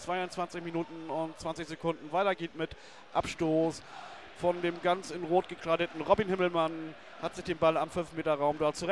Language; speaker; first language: German; native; German